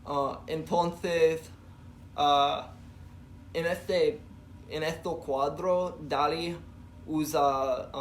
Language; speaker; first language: Spanish; non-native, learner; English